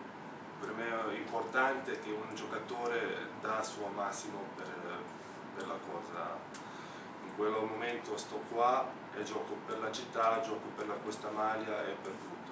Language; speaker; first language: Italian; non-native, fluent; Slovenian